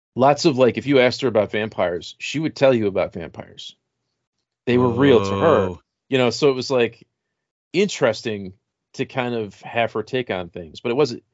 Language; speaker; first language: English; native; English